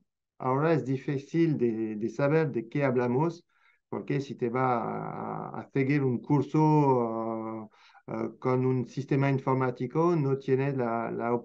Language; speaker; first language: Spanish; non-native, fluent; French